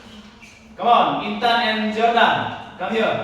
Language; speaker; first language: English; non-native, learner; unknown